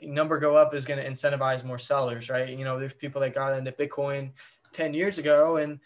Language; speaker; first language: English; native; English